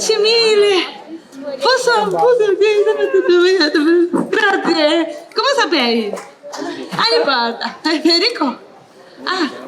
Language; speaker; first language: Italian; non-native, learner; Spanish